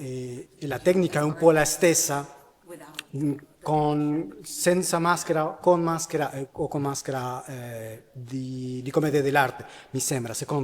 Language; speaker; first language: Italian; non-native, learner; Spanish